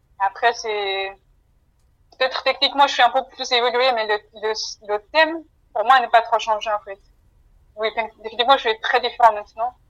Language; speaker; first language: French; non-native, fluent; Mongolian